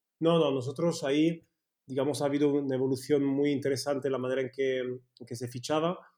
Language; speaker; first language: Spanish; early bilingual, heritage; Spanish